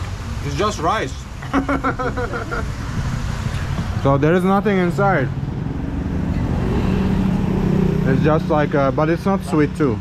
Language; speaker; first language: English; non-native, fluent; Azerbaijani